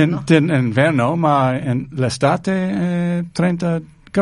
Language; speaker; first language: Italian; non-native, learner; English